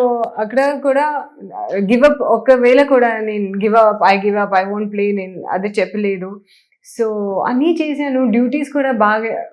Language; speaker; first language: Telugu; non-native, local second language; Hindi